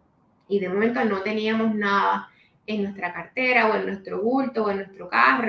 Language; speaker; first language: Spanish; native; Spanish